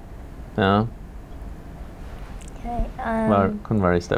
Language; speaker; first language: English; non-native, fluent; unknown